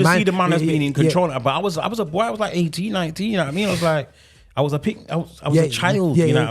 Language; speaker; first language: English; native; English